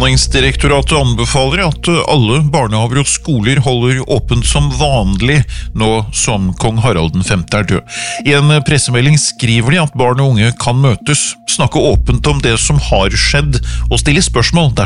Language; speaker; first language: Norwegian; native; Norwegian